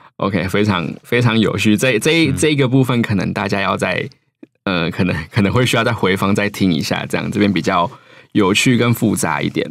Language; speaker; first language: Chinese; native; Chinese